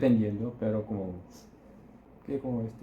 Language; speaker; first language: Spanish; non-native, learner; Korean